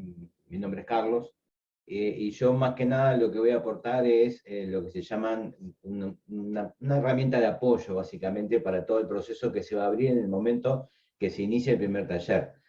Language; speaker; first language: Spanish; native; Spanish